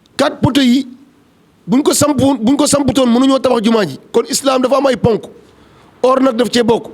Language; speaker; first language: Wolof; native; Wolof